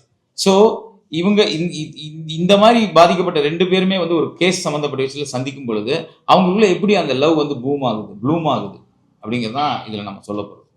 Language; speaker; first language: Tamil; native; Tamil